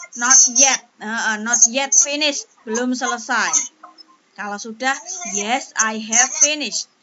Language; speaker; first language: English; non-native, fluent; Indonesian